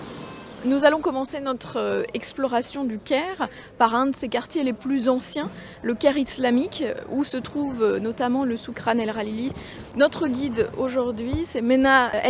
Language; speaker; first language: French; native; French